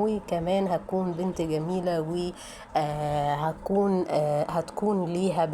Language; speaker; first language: Arabic; native; Arabic